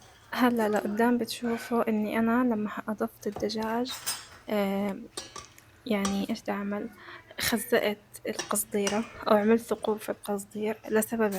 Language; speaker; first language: Arabic; native; Arabic